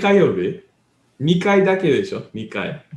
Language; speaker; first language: Japanese; non-native, learner; English